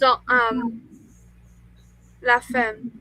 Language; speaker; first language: French; non-native, learner; English